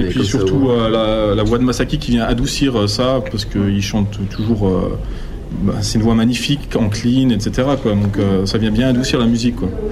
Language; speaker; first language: French; native; French